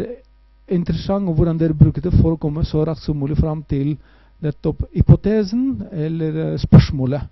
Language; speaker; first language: Norwegian; non-native, fluent; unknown